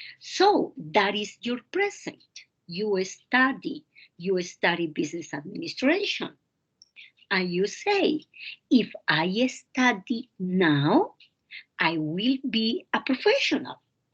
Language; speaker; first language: English; non-native, fluent; Spanish